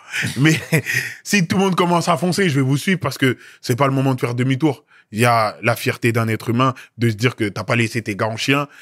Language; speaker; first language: French; native; French